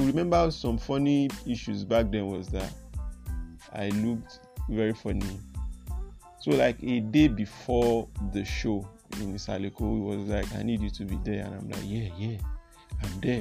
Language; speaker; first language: English; non-native, local second language; Yoruba